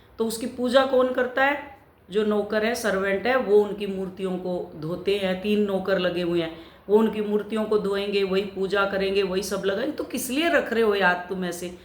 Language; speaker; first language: Hindi; native; Hindi